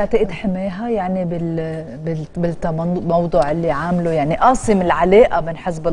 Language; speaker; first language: Arabic; native; Arabic